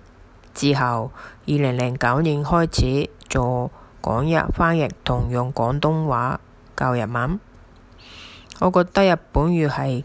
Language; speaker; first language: Chinese; non-native, fluent; Japanese